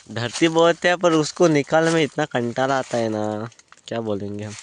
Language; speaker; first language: Hindi; non-native, local second language; Marathi